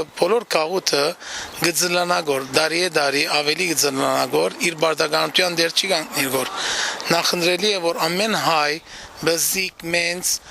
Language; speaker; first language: Armenian; early bilingual, heritage; Armenian